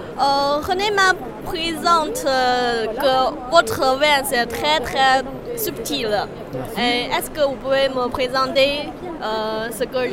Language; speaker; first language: French; non-native, fluent; Chinese